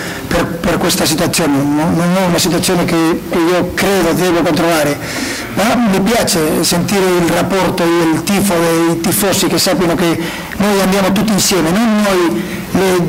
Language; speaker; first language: Italian; non-native, learner; Spanish